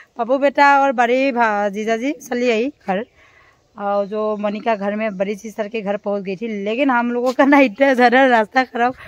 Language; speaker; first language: Hindi; non-native, local second language; Assamese